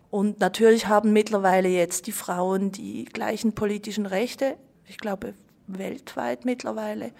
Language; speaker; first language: German; native; German